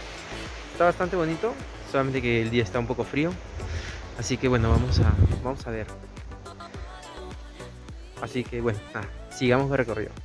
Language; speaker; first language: Spanish; native; Spanish